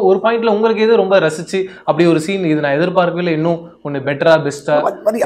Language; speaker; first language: Tamil; native; Tamil